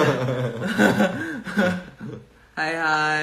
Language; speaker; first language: Korean; native; Korean